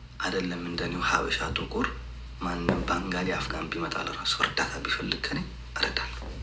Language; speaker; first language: Amharic; non-native, local second language; Tigrinya